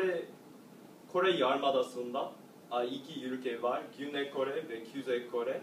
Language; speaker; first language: Turkish; non-native, learner; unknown